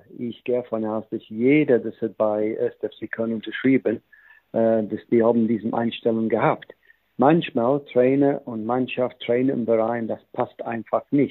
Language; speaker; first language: German; non-native, fluent; English